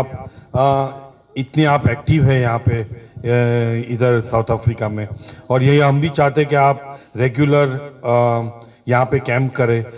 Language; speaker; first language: Hindi; non-native, local second language; Gujarati